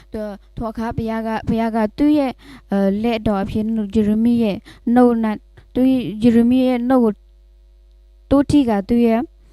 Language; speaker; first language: Burmese; non-native, local second language; S'gaw Karen